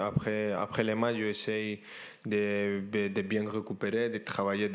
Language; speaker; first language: French; non-native, fluent; Spanish